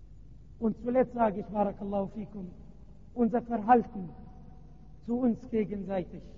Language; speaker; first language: German; non-native, learner; Arabic